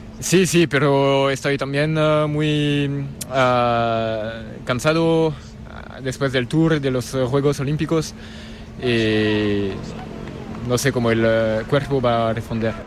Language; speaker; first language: Spanish; non-native, learner; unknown